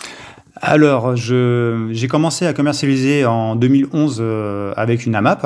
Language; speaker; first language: French; native; French